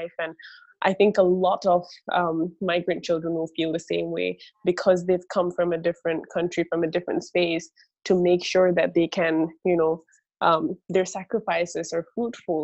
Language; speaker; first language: English; early bilingual, other home language; Bangla